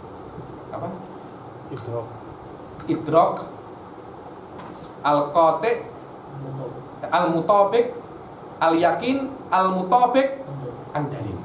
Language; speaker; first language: Arabic; non-native, fluent; Indonesian